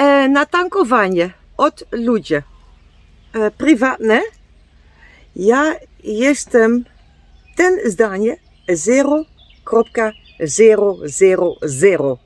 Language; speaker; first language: Polish; non-native, learner; Dutch